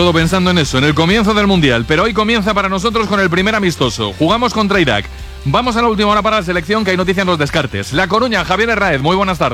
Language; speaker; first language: Spanish; native; Spanish